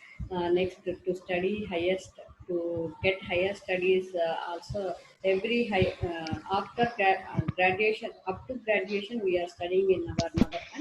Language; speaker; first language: English; non-native, learner; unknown